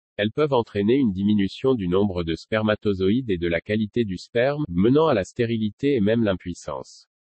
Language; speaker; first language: French; non-native, local second language; Wolof